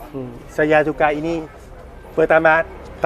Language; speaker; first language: Indonesian; non-native, learner; Thai